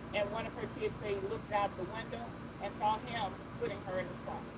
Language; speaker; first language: English; native; English